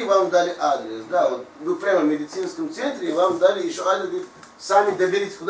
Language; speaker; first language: Russian; native; Russian